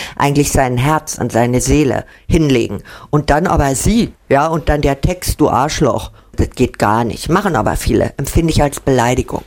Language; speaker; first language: German; native; German